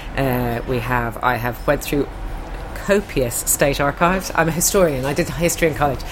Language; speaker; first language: English; native; English